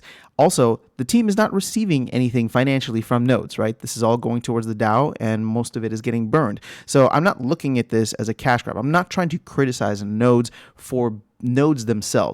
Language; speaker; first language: English; native; English